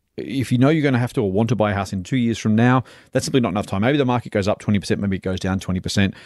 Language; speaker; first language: English; native; English